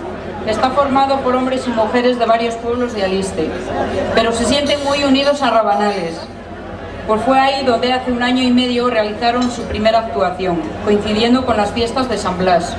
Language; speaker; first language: Spanish; native; Spanish